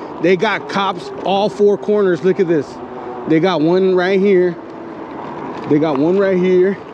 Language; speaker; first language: English; early bilingual, other home language; Spanish